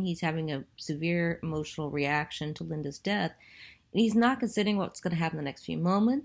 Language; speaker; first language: English; native; English